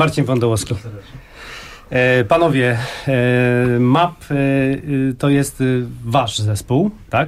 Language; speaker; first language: Polish; native; Polish